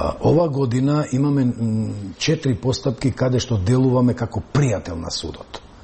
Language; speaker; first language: Macedonian; non-native, local second language; Albanian